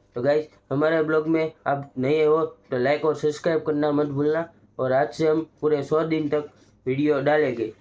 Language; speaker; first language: Hindi; non-native, local second language; Gujarati